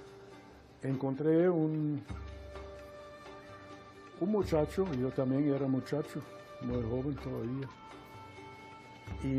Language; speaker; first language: Spanish; non-native, fluent; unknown